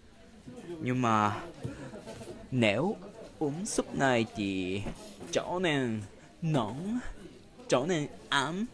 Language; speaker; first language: Vietnamese; non-native, learner; Japanese